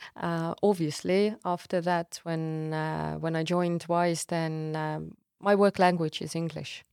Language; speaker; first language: English; non-native, fluent; Estonian